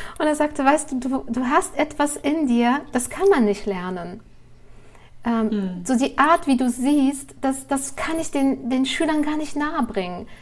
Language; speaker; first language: German; early bilingual, other home language; Russian